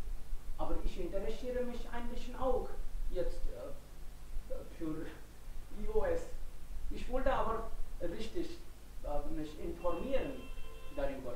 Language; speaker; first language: German; non-native, fluent; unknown